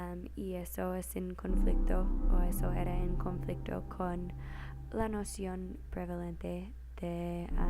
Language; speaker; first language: Spanish; non-native, learner; English